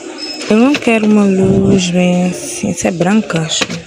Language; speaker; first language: Portuguese; non-native, local second language; Kabuverdianu